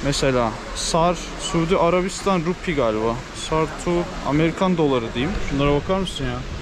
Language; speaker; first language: Turkish; native; Turkish